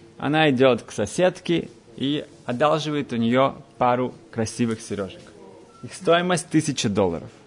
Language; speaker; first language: Russian; early bilingual, heritage; Russian